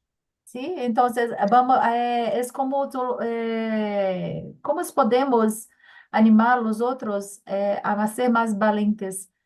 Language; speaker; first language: Spanish; non-native, learner; Portuguese